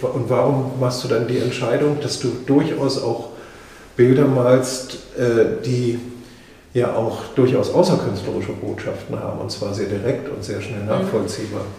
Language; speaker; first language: German; native; German